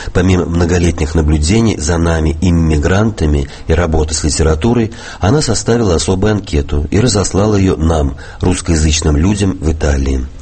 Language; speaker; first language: Russian; native; Russian